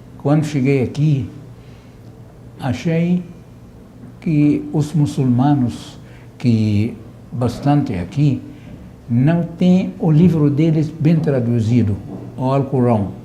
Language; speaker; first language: Portuguese; non-native, fluent; Arabic